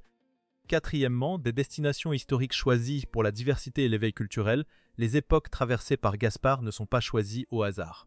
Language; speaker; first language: French; native; French